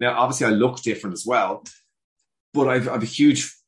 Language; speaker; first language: English; native; English